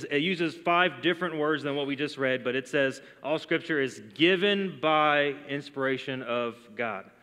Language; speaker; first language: English; native; English